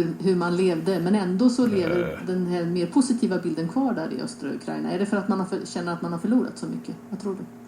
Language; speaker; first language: Swedish; native; Swedish